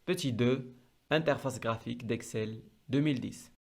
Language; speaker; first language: French; non-native, local second language; Arabic